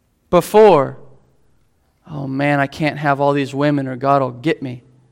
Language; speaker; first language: English; native; English